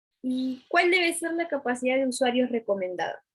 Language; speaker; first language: Spanish; native; Spanish